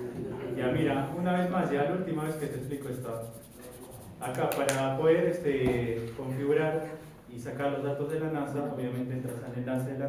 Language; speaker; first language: Spanish; native; Spanish